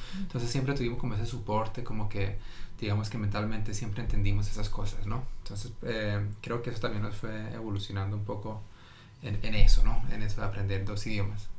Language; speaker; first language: Spanish; early bilingual, heritage; Norwegian